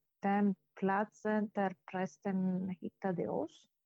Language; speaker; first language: Swedish; non-native, fluent; Italian